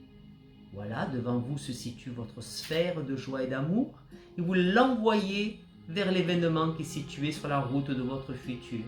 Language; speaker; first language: French; native; French